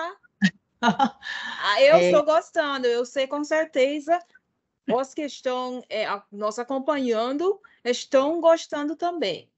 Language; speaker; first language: Portuguese; non-native, fluent; English